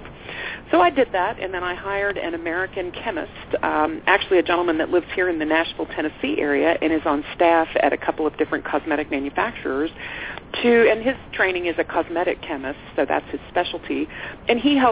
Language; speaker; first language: English; native; English